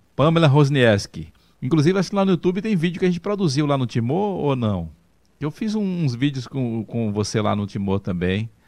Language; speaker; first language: Portuguese; native; Portuguese